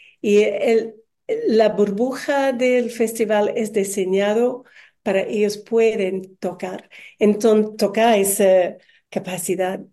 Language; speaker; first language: Spanish; non-native, learner; English